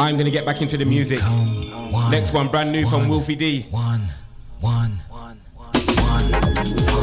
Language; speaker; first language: English; native; English